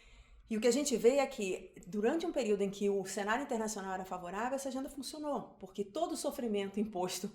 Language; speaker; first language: Portuguese; native; Portuguese